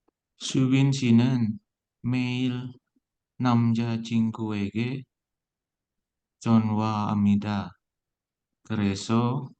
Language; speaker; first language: Korean; non-native, learner; Indonesian